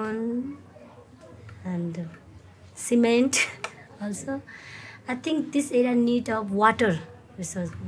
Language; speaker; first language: English; non-native, learner; Nepali